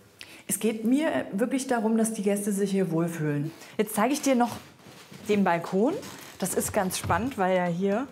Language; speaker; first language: German; native; German